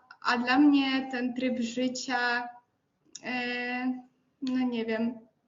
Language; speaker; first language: Polish; non-native, fluent; Ukrainian